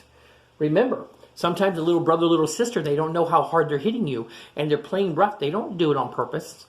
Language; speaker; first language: English; native; English